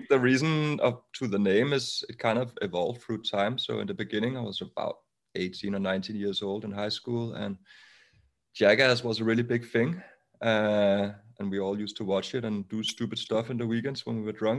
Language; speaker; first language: English; non-native, fluent; Danish